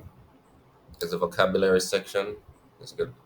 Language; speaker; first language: English; native; English